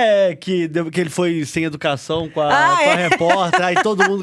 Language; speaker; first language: Portuguese; native; Portuguese